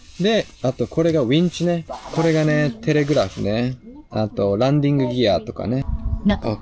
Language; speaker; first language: Japanese; native; Japanese